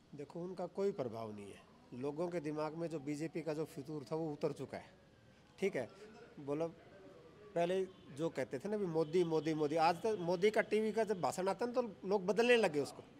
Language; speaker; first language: Hindi; native; Hindi